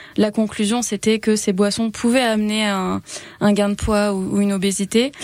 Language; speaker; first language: French; native; French